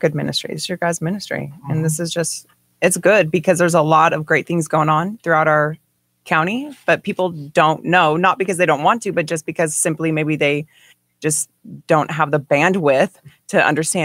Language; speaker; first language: English; native; English